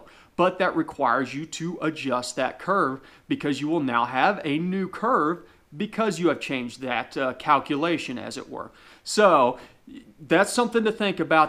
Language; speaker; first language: English; native; English